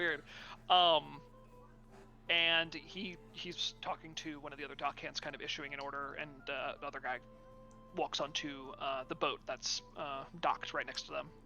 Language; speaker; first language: English; native; English